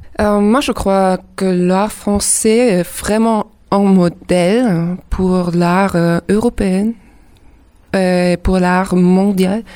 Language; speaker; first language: French; non-native, learner; German